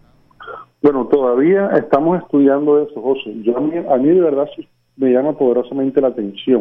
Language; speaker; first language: Spanish; native; Spanish